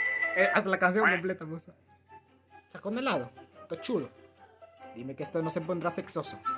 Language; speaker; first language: Spanish; native; Spanish